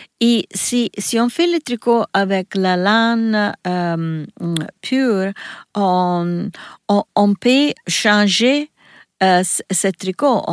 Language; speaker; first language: French; non-native, learner; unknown